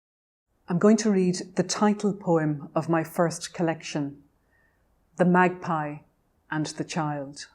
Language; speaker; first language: English; native; English